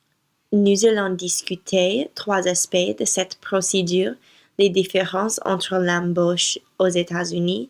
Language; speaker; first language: French; non-native, learner; English